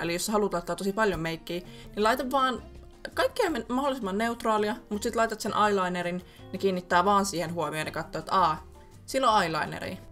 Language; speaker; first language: Finnish; native; Finnish